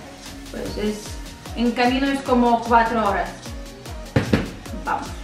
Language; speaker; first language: Spanish; non-native, fluent; Ukrainian